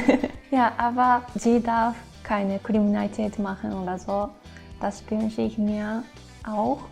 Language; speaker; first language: German; non-native, fluent; Japanese